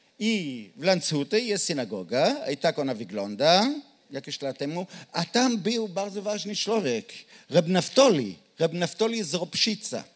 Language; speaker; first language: Polish; non-native, learner; Hebrew